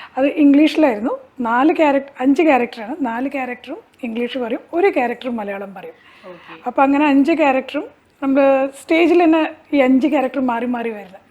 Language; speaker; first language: Malayalam; early bilingual, heritage; Malayalam